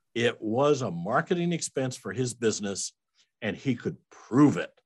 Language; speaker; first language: English; native; English